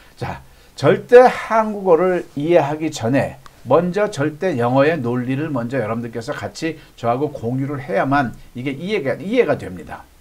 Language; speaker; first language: Korean; native; Korean